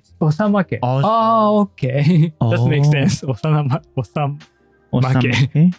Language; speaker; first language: English; non-native, learner; Japanese